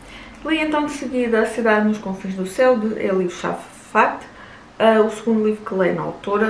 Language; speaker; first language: Portuguese; native; Portuguese